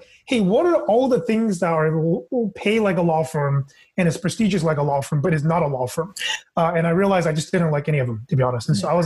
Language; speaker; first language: English; native; English